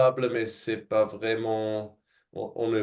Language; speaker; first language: French; non-native, fluent; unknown